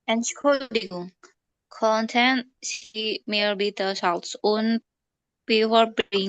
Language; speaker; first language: German; non-native, learner; Indonesian